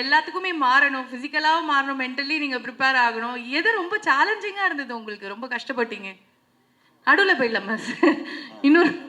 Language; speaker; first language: Tamil; native; Tamil